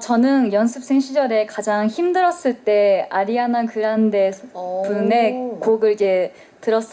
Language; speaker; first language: Korean; non-native, fluent; Japanese